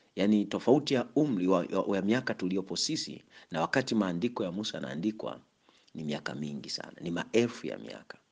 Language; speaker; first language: Swahili; native; Swahili